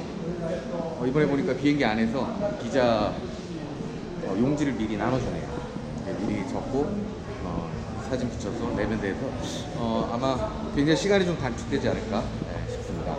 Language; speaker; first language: Korean; native; Korean